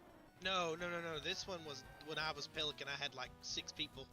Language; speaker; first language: English; native; English